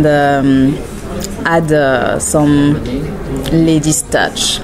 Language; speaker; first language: English; non-native, learner; French